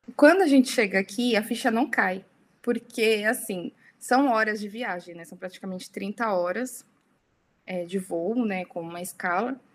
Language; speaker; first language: Portuguese; early bilingual, heritage; Portuguese